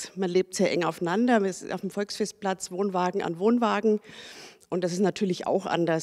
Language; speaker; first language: German; native; German